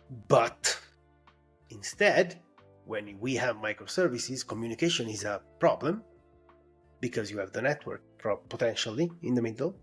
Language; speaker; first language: English; non-native, fluent; Italian